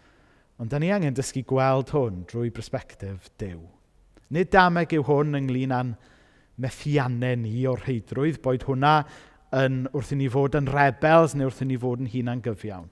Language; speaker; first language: Welsh; native; Welsh